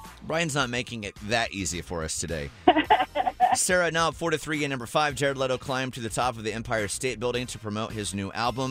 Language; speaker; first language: English; native; English